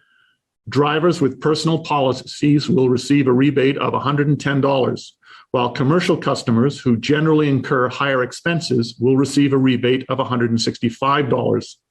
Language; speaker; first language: English; native; English